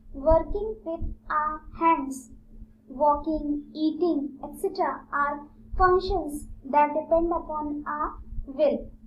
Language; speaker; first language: English; non-native, local second language; Marathi